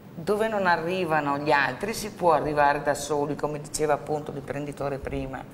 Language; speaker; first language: Italian; native; Italian